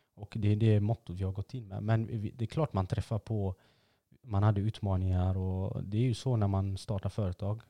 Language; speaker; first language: Swedish; early bilingual, other home language; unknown